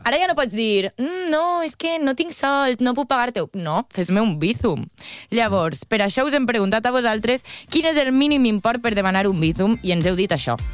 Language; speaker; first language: Catalan; native; Catalan